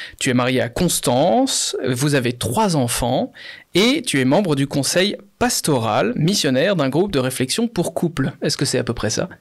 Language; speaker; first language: French; native; French